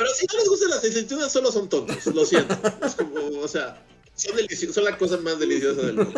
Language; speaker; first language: Spanish; native; Spanish